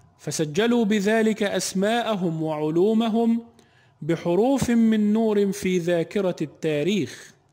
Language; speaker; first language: Arabic; native; Arabic